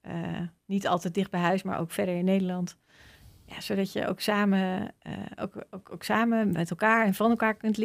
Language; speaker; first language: Dutch; native; Dutch